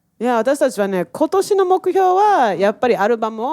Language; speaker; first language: Japanese; native; Japanese